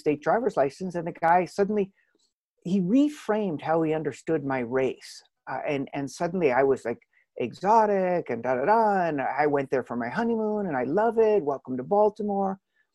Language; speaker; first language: English; native; English